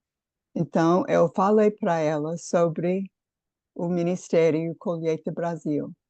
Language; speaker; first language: Portuguese; non-native, fluent; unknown